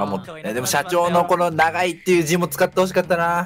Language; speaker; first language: Japanese; native; Japanese